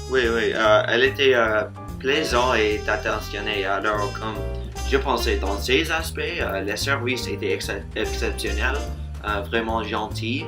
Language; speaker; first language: French; non-native, fluent; English